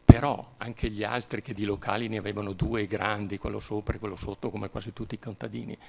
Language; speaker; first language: Italian; native; Italian